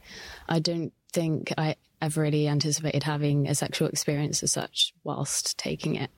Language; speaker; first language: English; native; English